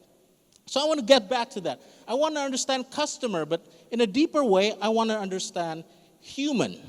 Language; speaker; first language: English; non-native, fluent; Indonesian